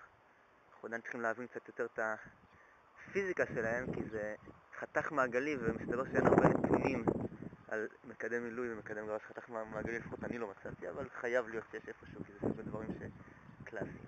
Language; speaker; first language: Hebrew; native; Hebrew